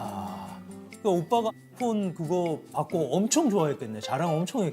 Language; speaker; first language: Korean; native; Korean